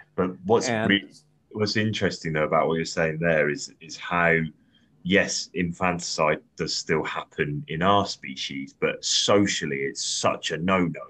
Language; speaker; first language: English; native; English